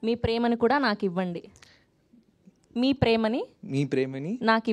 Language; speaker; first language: Telugu; native; Telugu